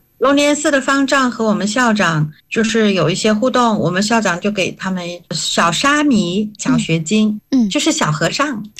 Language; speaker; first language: Chinese; native; Chinese